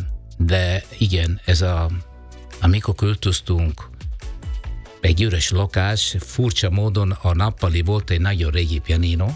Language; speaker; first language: Hungarian; non-native, fluent; Italian